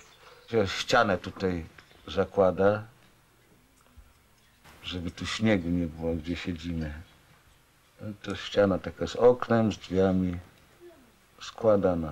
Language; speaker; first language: Polish; native; Polish